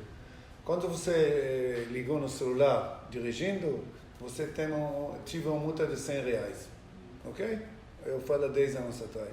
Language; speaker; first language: Portuguese; non-native, learner; Hebrew